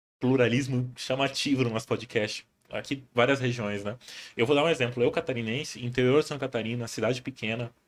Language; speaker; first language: Portuguese; native; Portuguese